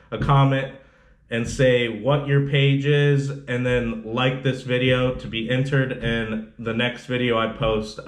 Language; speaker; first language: English; native; English